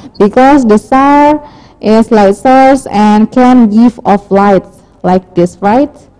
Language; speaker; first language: English; non-native, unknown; Indonesian